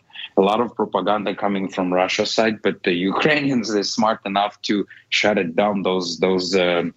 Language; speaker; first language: English; non-native, fluent; Ukrainian